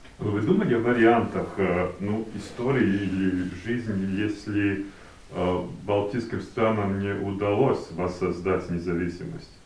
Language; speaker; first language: Russian; non-native, local second language; Latvian